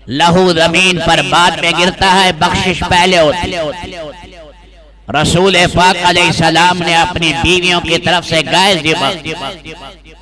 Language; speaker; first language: Urdu; non-native, local second language; Saraiki